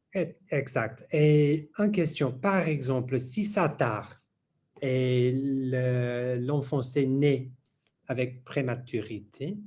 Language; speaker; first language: French; non-native, learner; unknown